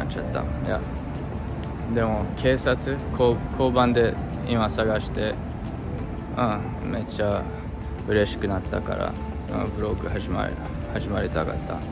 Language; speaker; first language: Japanese; non-native, learner; English